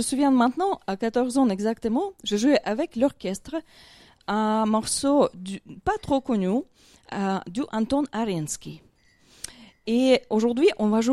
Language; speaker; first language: French; non-native, fluent; Ukrainian